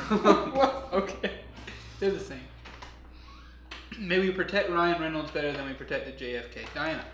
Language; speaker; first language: English; native; English